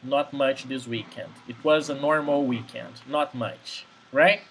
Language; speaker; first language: English; non-native, fluent; Portuguese